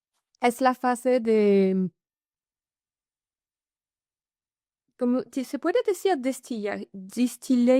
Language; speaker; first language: Spanish; non-native, fluent; French